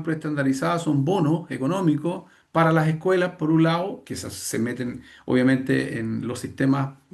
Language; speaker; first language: Spanish; native; Spanish